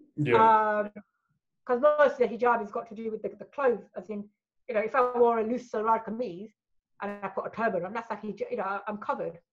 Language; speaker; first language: English; early bilingual, other home language; Hindi